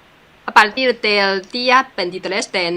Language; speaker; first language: Spanish; non-native, fluent; Chinese